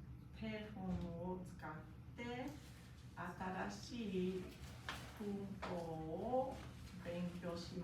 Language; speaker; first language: Japanese; non-native, fluent; English